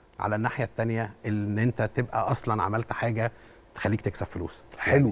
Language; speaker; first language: Arabic; native; Arabic